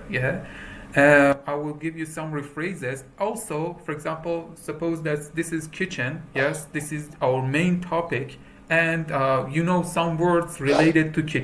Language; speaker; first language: English; non-native, fluent; Persian